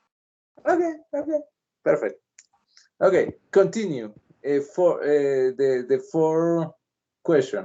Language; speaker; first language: English; non-native, learner; Spanish